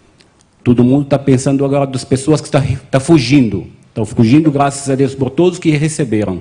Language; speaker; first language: Portuguese; non-native, fluent; Arabic